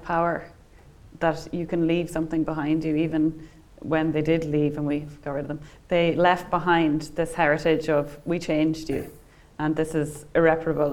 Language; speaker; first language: English; native; English